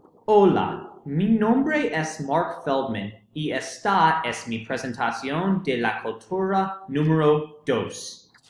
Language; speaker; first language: Spanish; non-native, learner; English